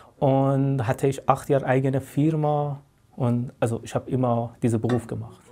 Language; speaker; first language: German; non-native, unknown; Persian